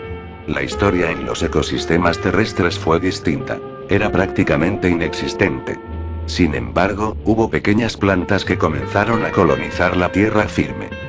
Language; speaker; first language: Spanish; native; Spanish